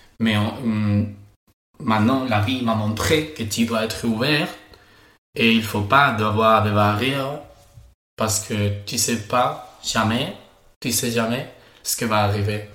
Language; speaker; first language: French; non-native, learner; Spanish